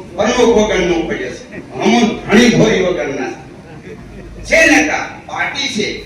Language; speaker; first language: Gujarati; non-native, local second language; Bhili